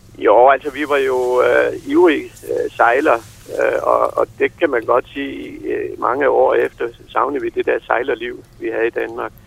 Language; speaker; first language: Danish; native; Danish